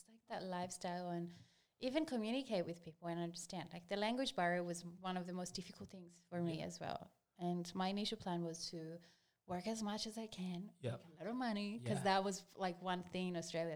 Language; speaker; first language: English; non-native, fluent; Greek